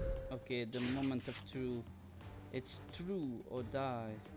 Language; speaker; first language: English; non-native, learner; Dutch